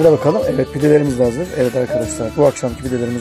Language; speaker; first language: Turkish; native; Turkish